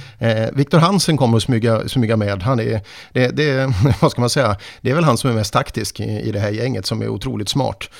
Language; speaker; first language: Swedish; native; Swedish